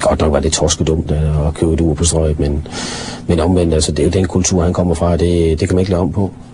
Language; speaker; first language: Danish; native; Danish